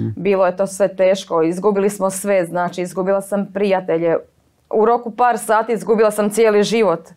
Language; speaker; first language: Croatian; native; Croatian